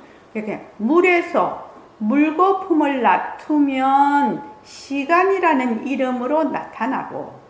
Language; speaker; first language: Korean; native; Korean